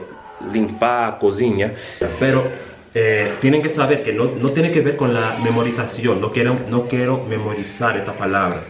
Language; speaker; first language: Spanish; early bilingual, heritage; Spanish